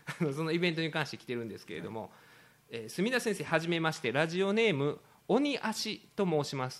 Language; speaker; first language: Japanese; native; Japanese